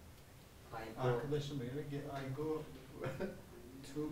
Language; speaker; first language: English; non-native, learner; Turkish